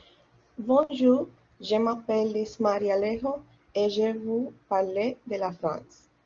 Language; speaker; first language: French; non-native, learner; Spanish